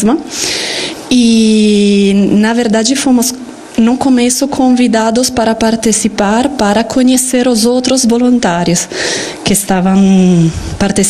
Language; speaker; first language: Portuguese; non-native, fluent; Italian